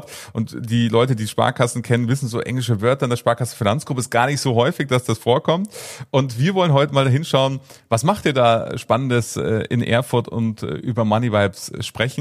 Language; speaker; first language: German; native; German